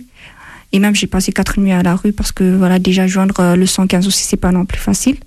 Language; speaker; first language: French; non-native, fluent; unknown